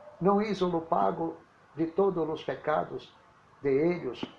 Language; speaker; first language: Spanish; non-native, learner; Portuguese